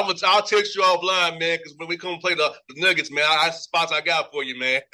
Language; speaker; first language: English; native; English